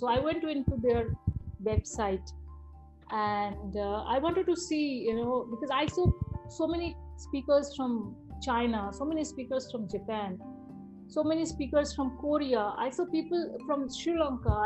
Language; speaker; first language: English; non-native, local second language; Bangla